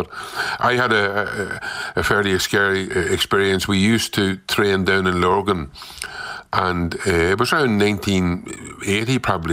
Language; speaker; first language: English; native; English